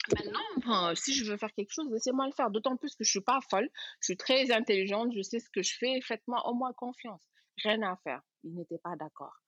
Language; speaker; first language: French; non-native, local second language; Serer